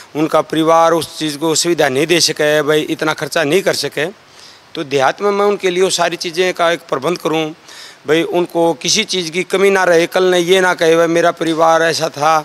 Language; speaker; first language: Hindi; native; Hindi